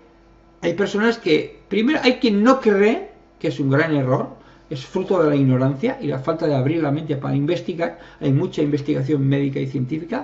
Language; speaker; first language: Spanish; native; Spanish